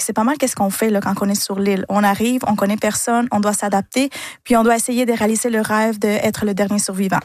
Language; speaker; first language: French; non-native, fluent; Spanish